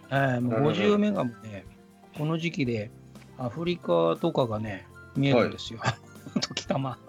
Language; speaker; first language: Japanese; native; Japanese